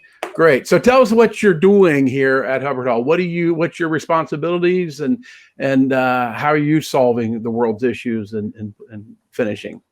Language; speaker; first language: English; native; English